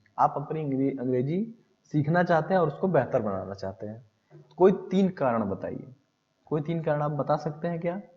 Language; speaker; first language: Hindi; native; Hindi